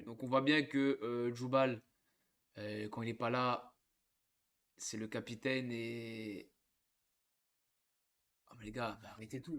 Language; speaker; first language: French; native; French